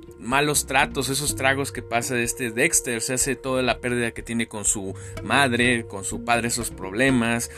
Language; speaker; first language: Spanish; native; Spanish